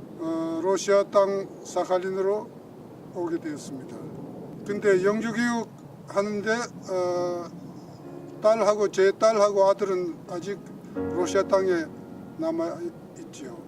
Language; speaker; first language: Korean; early bilingual, heritage; Russian